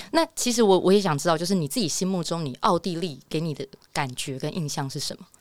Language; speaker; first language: Chinese; native; Chinese